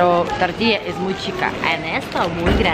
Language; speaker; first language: Spanish; non-native, learner; Ukrainian